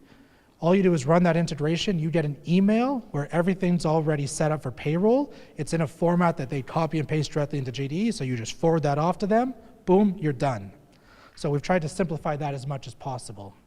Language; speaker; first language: English; native; English